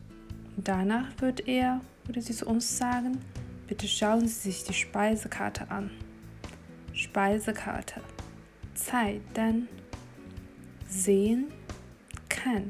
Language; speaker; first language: German; non-native, fluent; Chinese